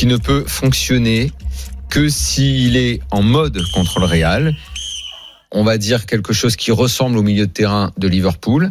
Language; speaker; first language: French; native; French